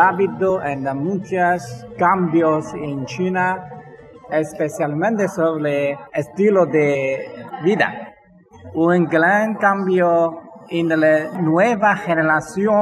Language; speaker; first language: Spanish; non-native, fluent; Chinese